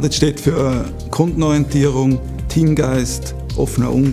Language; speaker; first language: German; native; German